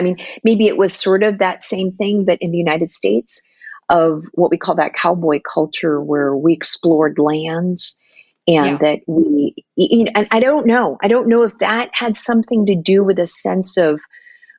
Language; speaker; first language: English; non-native, local second language; Filipino